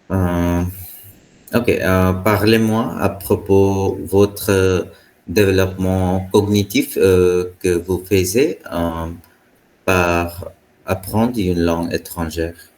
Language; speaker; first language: French; non-native, fluent; Hindi